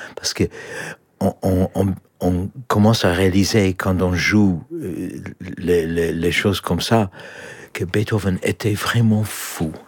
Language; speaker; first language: French; non-native, fluent; English